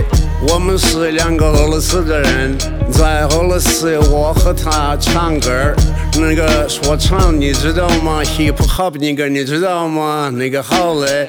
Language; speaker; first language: Chinese; non-native, learner; Russian